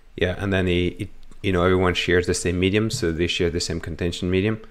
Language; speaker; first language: English; non-native, fluent; French